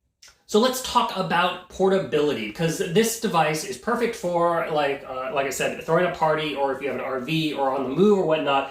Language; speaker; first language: English; native; English